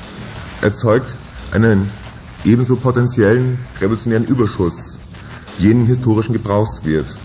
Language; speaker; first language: German; native; German